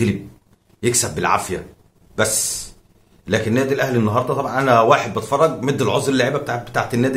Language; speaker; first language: Arabic; native; Arabic